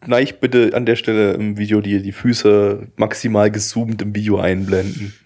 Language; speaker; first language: German; early bilingual, other home language; Russian